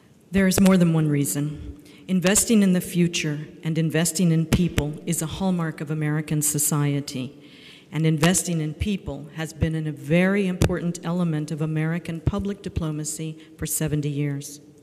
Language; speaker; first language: English; native; English